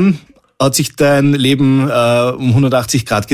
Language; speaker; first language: German; native; German